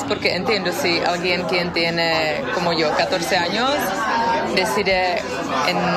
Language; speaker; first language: Spanish; non-native, fluent; Czech